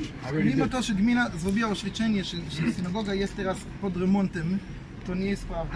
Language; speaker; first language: Polish; non-native, learner; Hebrew